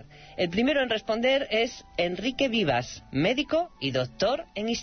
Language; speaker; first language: Spanish; native; Spanish